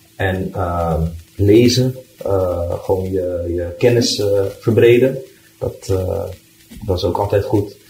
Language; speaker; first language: Dutch; native; Dutch